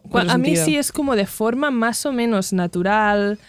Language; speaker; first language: Spanish; non-native, local second language; Catalan